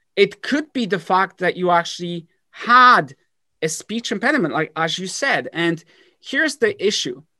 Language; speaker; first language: English; early bilingual, other home language; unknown